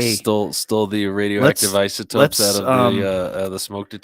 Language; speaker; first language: English; native; English